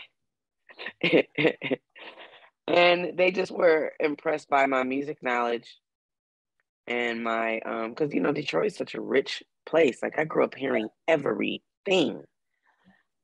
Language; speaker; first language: English; native; English